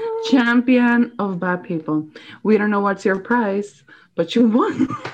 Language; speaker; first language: English; early bilingual, other home language; Spanish